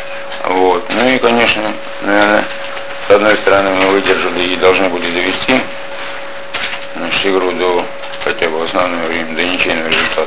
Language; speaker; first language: Russian; native; Russian